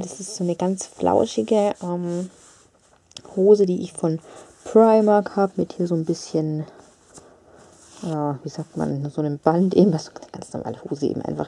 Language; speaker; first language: German; native; German